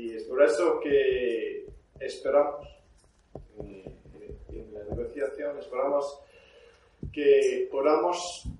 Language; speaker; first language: Spanish; non-native, fluent; English